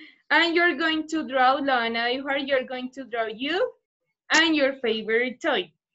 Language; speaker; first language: English; non-native, fluent; Spanish